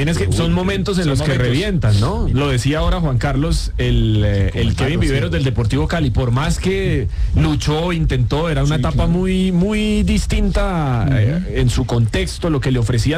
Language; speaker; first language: Spanish; native; Spanish